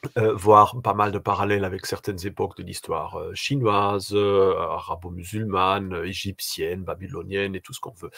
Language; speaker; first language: French; native; French